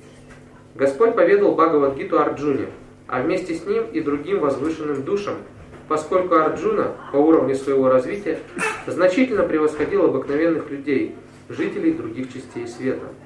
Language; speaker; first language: Russian; native; Russian